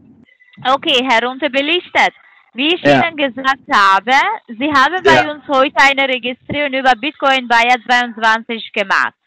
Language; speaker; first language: German; non-native, fluent; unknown